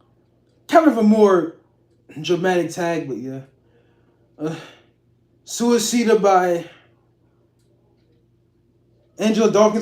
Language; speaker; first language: English; native; English